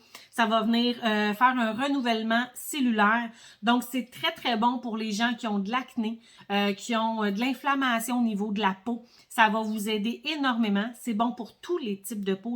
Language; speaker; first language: French; native; French